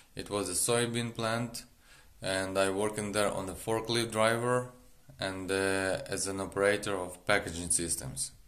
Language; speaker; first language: English; non-native, learner; Ukrainian